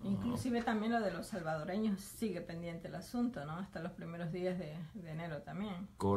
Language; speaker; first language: Spanish; native; Spanish